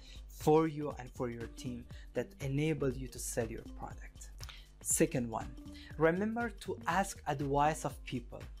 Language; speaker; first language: English; non-native, fluent; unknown